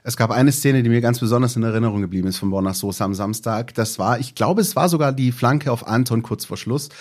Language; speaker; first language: German; native; German